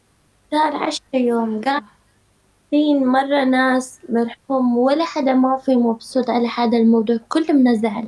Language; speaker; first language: Arabic; non-native, learner; Turkish